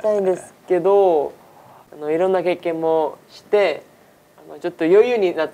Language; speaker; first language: Japanese; non-native, learner; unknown